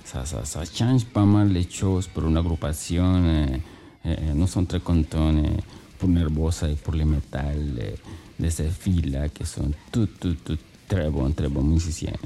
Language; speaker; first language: French; non-native, learner; Spanish